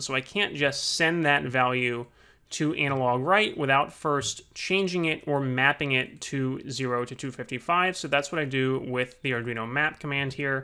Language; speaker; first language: English; native; English